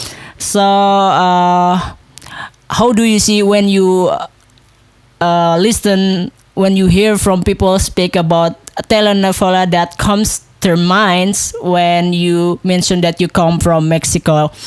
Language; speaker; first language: English; non-native, local second language; Indonesian